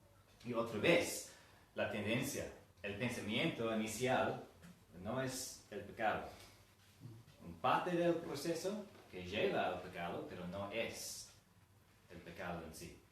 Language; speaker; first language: Spanish; non-native, fluent; English